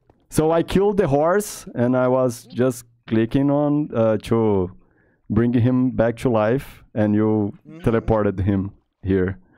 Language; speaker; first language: English; non-native, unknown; Portuguese